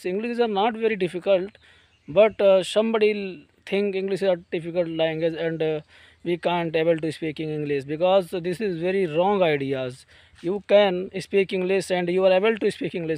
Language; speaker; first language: English; non-native, learner; Hindi